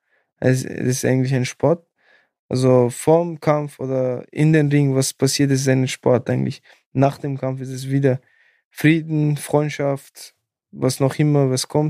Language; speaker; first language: German; non-native, fluent; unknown